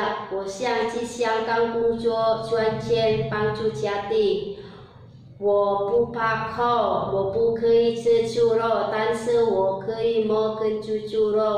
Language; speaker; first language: Chinese; non-native, learner; Indonesian